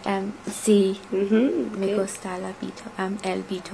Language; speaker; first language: Spanish; non-native, learner; English